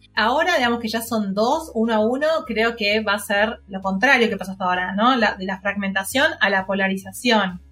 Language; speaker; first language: Spanish; native; Spanish